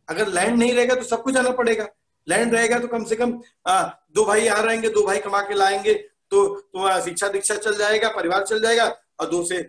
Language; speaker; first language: Hindi; native; Hindi